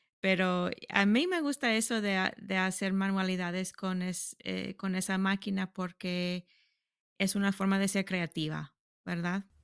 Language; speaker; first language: Spanish; non-native, fluent; English